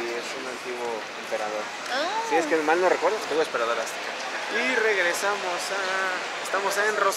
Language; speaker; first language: Spanish; native; Spanish